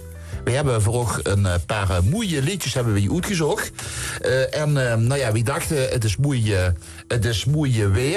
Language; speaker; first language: Dutch; native; Dutch